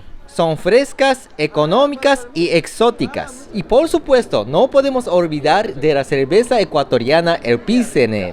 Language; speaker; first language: Spanish; non-native, fluent; Japanese